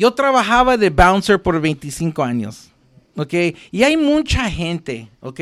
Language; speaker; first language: Spanish; early bilingual, heritage; Spanish